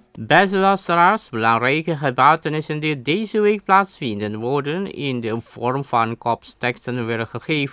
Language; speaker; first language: Dutch; non-native, learner; Indonesian